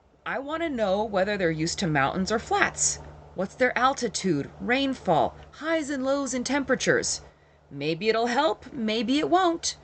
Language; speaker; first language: English; native; English